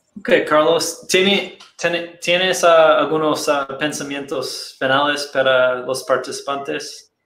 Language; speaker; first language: Spanish; non-native, fluent; Portuguese